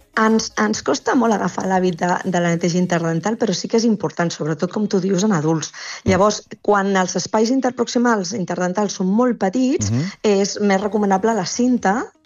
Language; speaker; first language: Catalan; native; Catalan